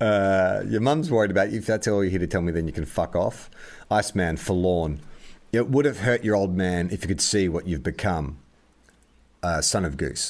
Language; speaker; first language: English; native; English